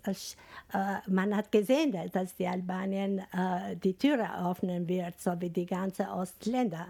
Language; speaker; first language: German; non-native, fluent; Albanian